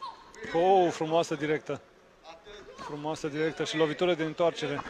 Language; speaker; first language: Romanian; native; Romanian